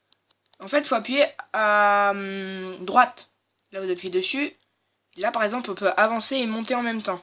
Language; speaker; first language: French; native; French